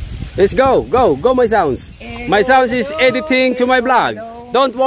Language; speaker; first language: English; non-native, learner; Filipino